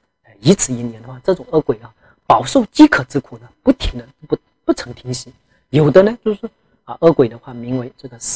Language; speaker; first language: Chinese; non-native, local second language; Tibetan